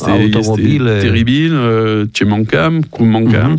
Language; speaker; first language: Romanian; non-native, learner; French